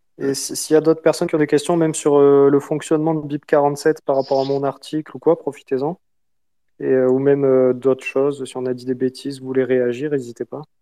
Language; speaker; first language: French; native; French